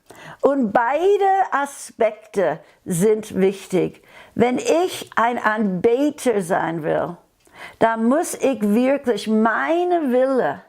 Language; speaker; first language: German; non-native, fluent; English